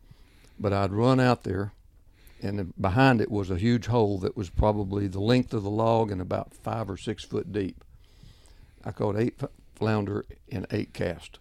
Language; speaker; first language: English; native; English